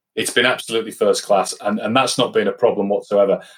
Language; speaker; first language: English; native; English